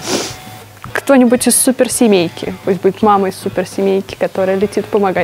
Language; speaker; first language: Russian; native; Russian